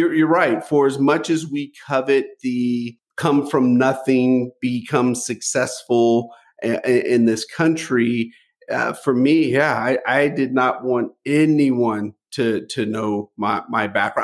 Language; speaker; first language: English; native; English